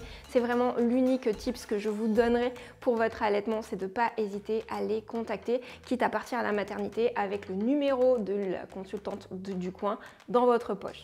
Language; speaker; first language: French; native; French